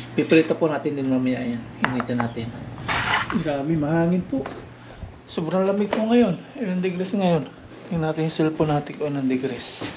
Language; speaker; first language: Filipino; native; Filipino